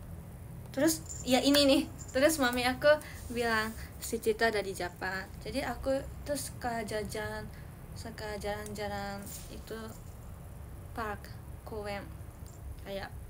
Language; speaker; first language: Indonesian; early bilingual, heritage; Indonesian